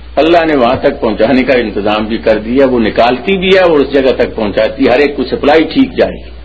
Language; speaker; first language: Urdu; non-native, local second language; Punjabi